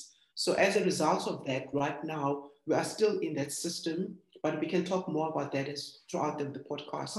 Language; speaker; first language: English; non-native, local second language; Xhosa